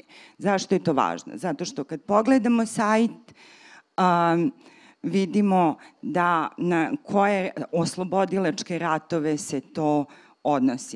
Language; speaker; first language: Serbian; native; Serbian